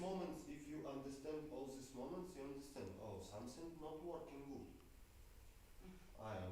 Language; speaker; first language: English; non-native, learner; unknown